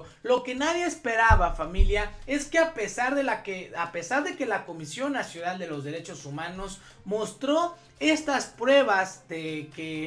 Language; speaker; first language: Spanish; native; Spanish